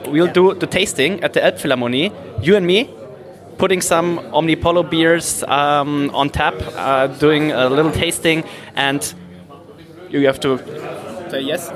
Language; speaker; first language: English; non-native, fluent; German